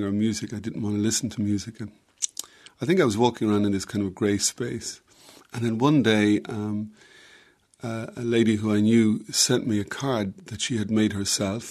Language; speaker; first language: English; native; English